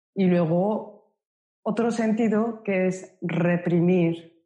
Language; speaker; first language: Spanish; non-native, fluent; Japanese